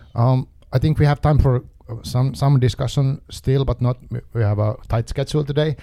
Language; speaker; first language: English; non-native, fluent; Finnish